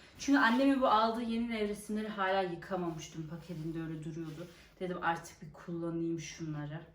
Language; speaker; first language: Turkish; native; Turkish